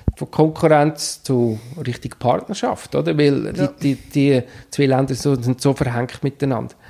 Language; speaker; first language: German; native; German